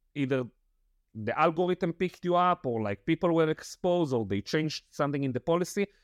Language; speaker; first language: English; non-native, fluent; Italian